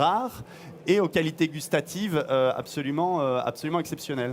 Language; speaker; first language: French; native; French